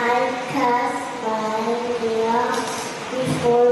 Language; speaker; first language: English; non-native, learner; Vietnamese